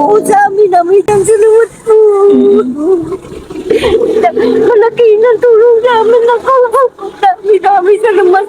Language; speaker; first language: Filipino; non-native, learner; Vietnamese